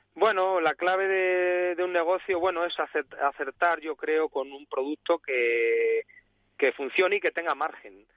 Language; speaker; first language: Spanish; native; Spanish